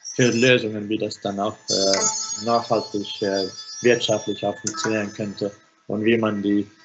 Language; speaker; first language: German; non-native, fluent; Finnish